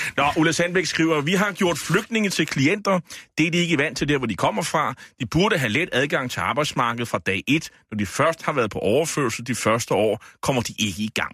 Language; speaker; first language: Danish; native; Danish